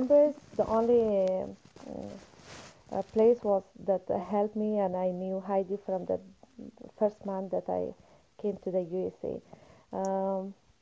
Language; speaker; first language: English; non-native, fluent; Persian